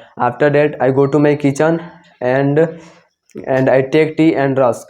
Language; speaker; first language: English; non-native, learner; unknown